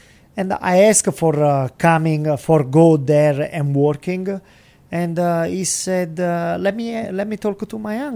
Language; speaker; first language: English; non-native, learner; Italian